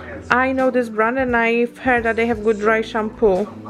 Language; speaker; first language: English; non-native, fluent; Polish